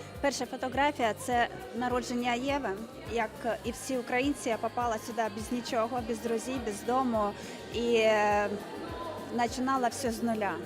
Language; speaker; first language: Ukrainian; non-native, local second language; Russian